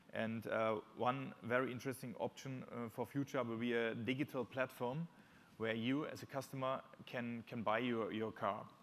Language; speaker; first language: English; non-native, fluent; German